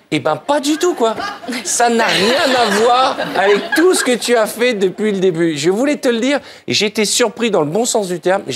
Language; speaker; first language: French; native; French